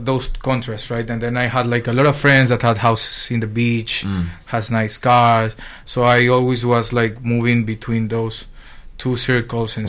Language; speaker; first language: English; non-native, fluent; Spanish